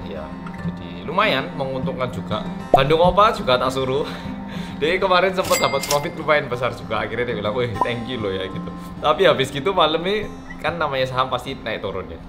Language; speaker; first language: Indonesian; early bilingual, other home language; Korean